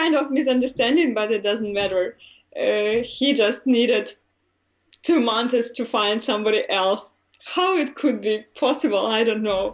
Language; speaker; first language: English; non-native, fluent; Russian